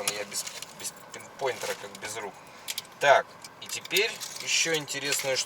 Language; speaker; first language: Russian; native; Russian